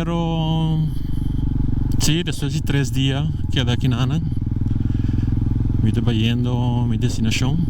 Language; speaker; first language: Spanish; non-native, learner; Papiamento